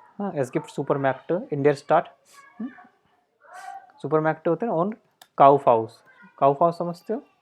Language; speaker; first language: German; non-native, fluent; Hindi